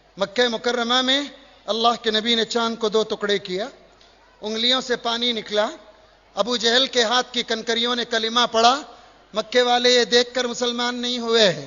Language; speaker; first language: Urdu; native; Urdu